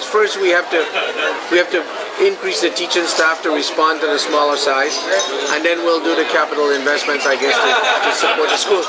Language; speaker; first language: English; native; English